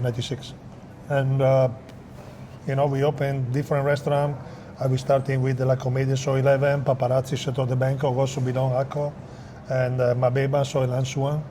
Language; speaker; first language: English; non-native, fluent; Italian